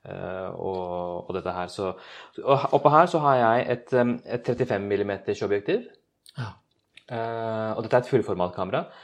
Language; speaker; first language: Norwegian; early bilingual, other home language; Urdu